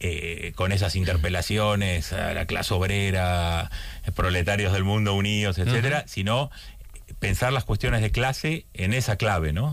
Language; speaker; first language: Spanish; native; Spanish